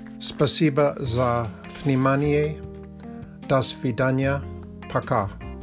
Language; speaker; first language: Russian; non-native, learner; Czech